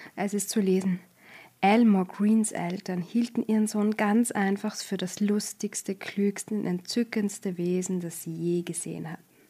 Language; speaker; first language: German; native; German